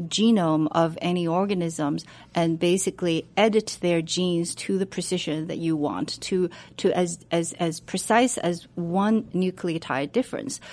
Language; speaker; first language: English; non-native, fluent; Chinese